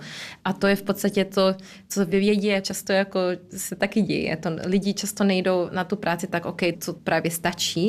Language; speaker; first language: Czech; early bilingual, heritage; Czech